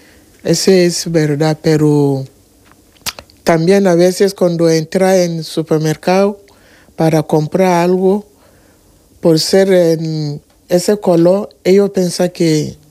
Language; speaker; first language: Spanish; non-native, learner; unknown